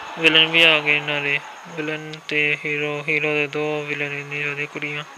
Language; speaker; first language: Urdu; non-native, local second language; Punjabi